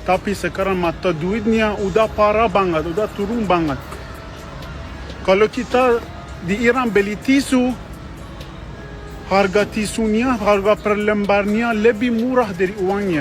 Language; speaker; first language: Indonesian; non-native, learner; Persian